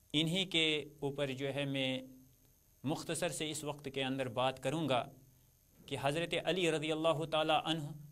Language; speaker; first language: Urdu; non-native, local second language; Kashmiri